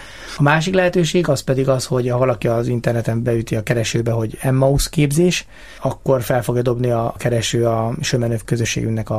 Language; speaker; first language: Hungarian; native; Hungarian